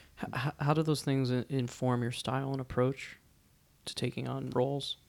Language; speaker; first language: English; native; English